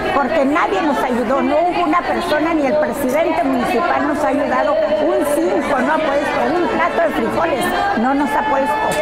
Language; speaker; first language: Spanish; native; Spanish